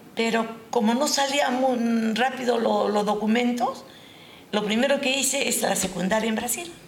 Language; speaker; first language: Spanish; non-native, local second language; Japanese